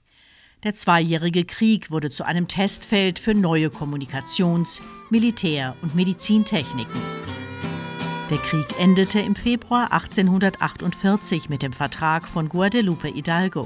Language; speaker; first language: German; native; German